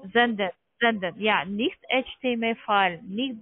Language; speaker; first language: German; non-native, learner; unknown